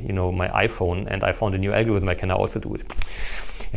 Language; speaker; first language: English; non-native, fluent; German